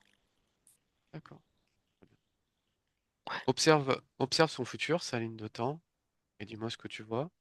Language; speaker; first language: French; native; French